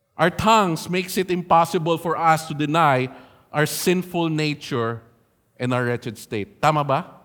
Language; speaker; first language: English; non-native, local second language; Filipino